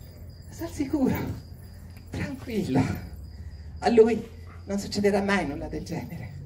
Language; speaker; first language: Italian; native; Italian